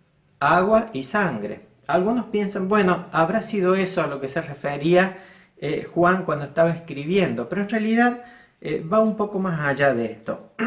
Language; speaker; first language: Spanish; native; Spanish